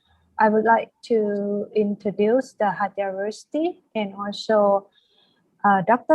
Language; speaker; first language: English; non-native, fluent; Thai